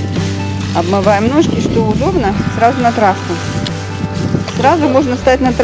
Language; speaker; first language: Russian; native; Russian